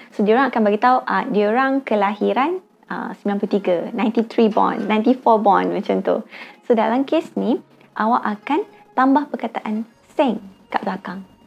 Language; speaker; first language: Malay; native; Malay